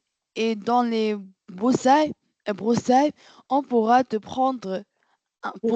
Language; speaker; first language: French; non-native, learner; Arabic